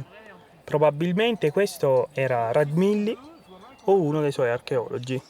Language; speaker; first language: Italian; native; Italian